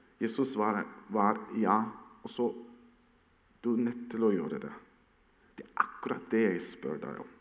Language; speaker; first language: Norwegian; non-native, fluent; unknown